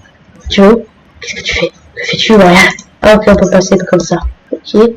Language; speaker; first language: French; native; French